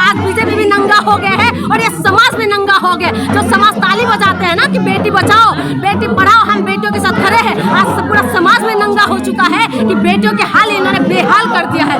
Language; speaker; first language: Hindi; non-native, local second language; Assamese